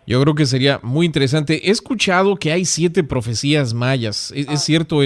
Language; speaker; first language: Spanish; native; Spanish